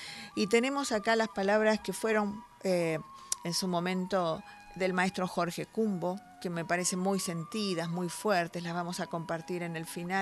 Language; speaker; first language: Spanish; native; Spanish